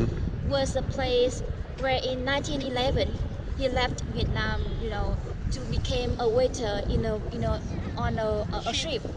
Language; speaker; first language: English; non-native, learner; Vietnamese